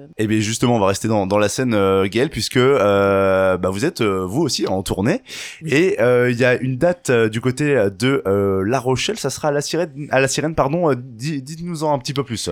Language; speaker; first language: French; native; French